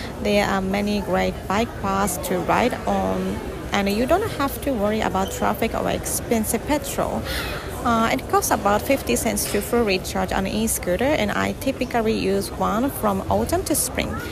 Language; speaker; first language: English; non-native, fluent; Japanese